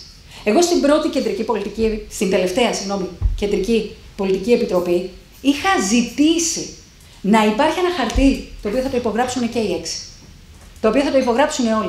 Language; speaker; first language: Greek; native; Greek